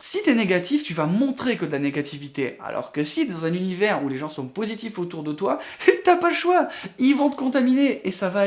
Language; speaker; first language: French; native; French